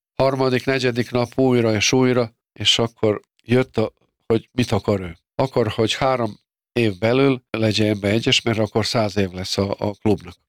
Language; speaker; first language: Hungarian; non-native, fluent; Serbian